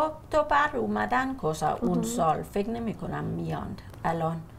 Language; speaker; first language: Persian; non-native, learner; Danish